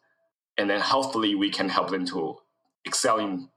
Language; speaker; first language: English; non-native, fluent; Chinese